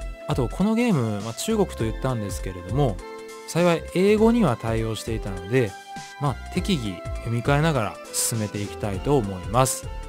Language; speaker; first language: Japanese; native; Japanese